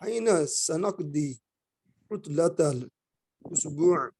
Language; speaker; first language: Arabic; non-native, learner; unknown